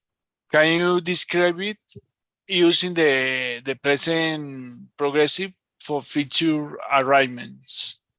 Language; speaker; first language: English; non-native, learner; Spanish